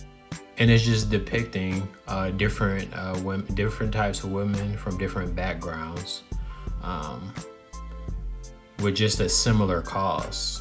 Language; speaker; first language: English; native; English